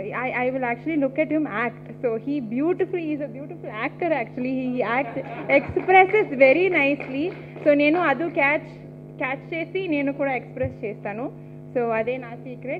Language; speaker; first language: Telugu; non-native, learner; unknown